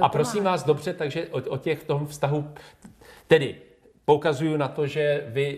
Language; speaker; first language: Czech; native; Czech